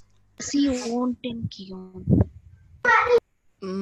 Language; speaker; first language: German; non-native, learner; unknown